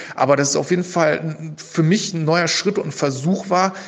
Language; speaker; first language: German; native; German